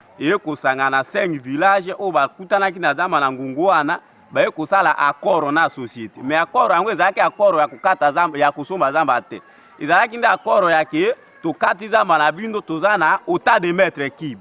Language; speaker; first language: Lingala; non-native, local second language; Mongo